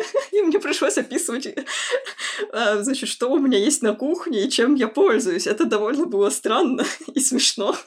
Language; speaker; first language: Russian; native; Russian